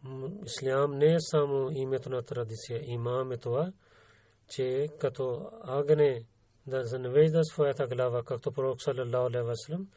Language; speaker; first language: Bulgarian; non-native, learner; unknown